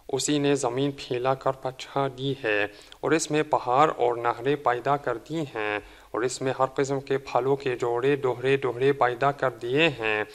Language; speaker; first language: Urdu; non-native, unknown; Arabic